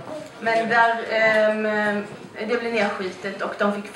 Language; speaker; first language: Swedish; native; Swedish